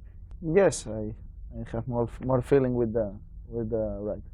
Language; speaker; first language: English; non-native, learner; Spanish